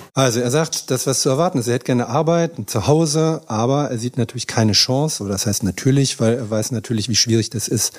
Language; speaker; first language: German; native; German